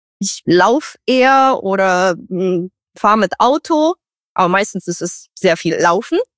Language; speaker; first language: German; non-native, fluent; Romanian